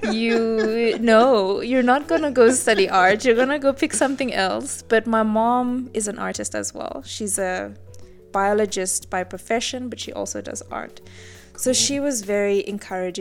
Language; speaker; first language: English; native; English